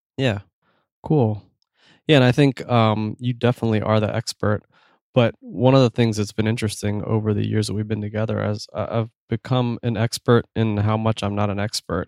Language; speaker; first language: English; native; English